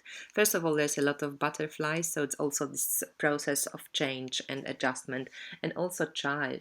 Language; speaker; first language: English; non-native, fluent; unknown